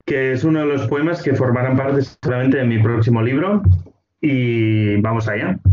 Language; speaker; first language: Spanish; non-native, local second language; Catalan